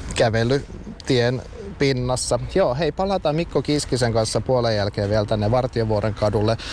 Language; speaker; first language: Finnish; native; Finnish